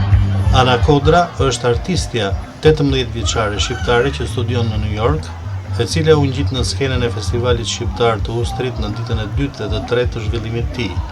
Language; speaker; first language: Albanian; native; Albanian